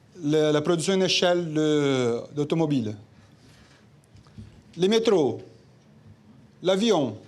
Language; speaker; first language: French; non-native, fluent; Portuguese